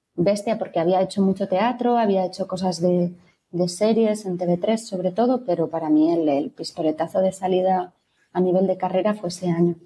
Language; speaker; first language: Spanish; native; Spanish